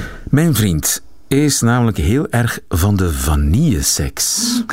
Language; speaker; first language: Dutch; native; Dutch